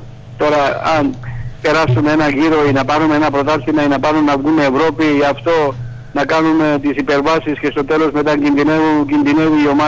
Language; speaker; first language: Greek; non-native, fluent; Georgian